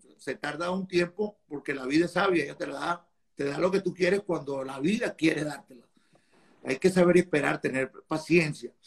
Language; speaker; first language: Spanish; native; Spanish